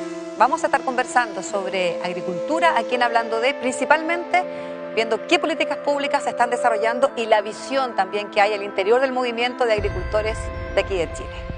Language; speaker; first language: Spanish; native; Spanish